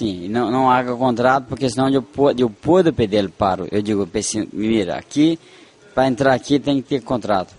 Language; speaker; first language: Spanish; non-native, fluent; Portuguese